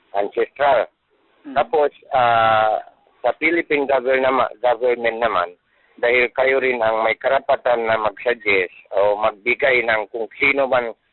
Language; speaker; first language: Filipino; non-native, local second language; Maguindanaon